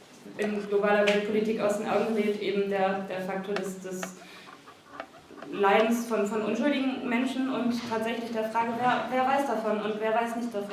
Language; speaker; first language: German; native; German